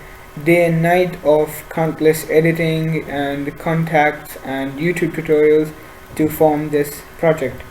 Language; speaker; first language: English; non-native, local second language; Urdu